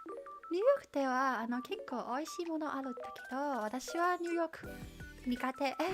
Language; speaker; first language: Japanese; non-native, learner; Chinese